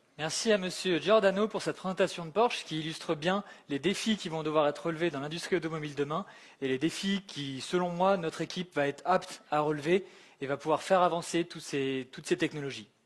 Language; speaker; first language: French; native; French